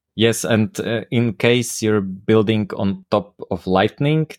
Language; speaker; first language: English; non-native, fluent; Slovak